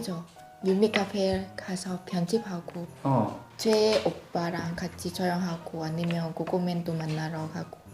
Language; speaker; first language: Korean; non-native, learner; Vietnamese